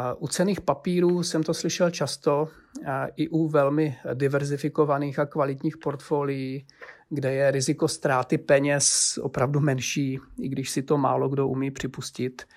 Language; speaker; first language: Czech; native; Czech